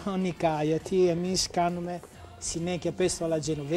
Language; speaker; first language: Greek; non-native, learner; Italian